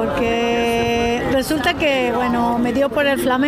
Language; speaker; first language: Spanish; non-native, fluent; Hebrew